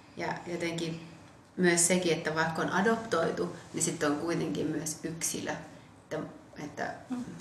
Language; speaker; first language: Finnish; early bilingual, other home language; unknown